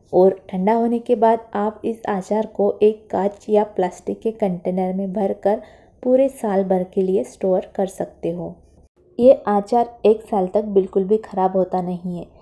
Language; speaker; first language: Hindi; non-native, local second language; Marathi